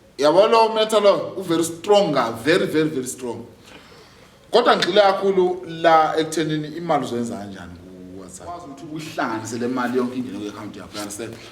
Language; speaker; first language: Zulu; native; Zulu